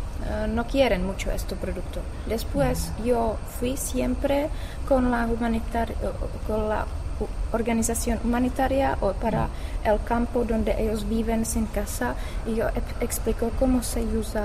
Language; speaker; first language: Spanish; non-native, learner; Czech